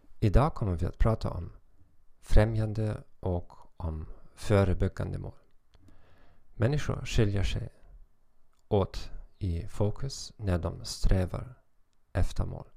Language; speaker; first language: Swedish; non-native, fluent; German